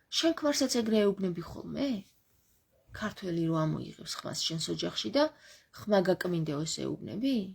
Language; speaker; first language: Georgian; native; Georgian